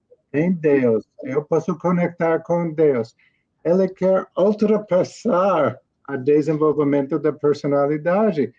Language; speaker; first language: Portuguese; non-native, learner; English